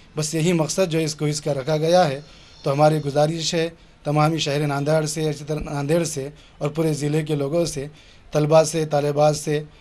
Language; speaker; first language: Urdu; native; Urdu